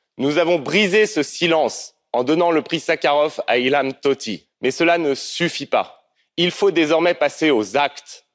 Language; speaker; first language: French; native; French